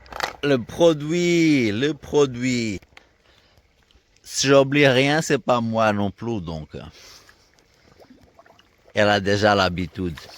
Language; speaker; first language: French; native; French